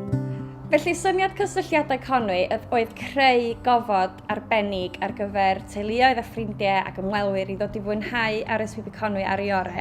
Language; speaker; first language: Welsh; native; Welsh